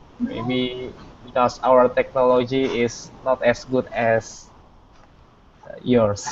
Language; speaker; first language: English; non-native, fluent; Indonesian